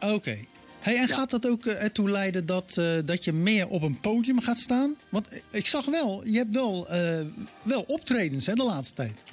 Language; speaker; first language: Dutch; native; Dutch